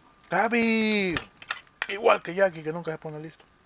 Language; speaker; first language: Spanish; early bilingual, heritage; Spanish